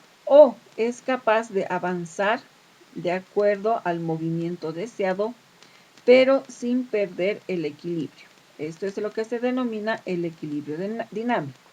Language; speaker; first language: Spanish; native; Spanish